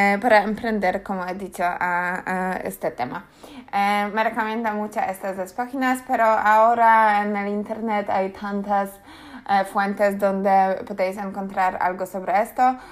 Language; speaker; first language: Spanish; non-native, learner; Polish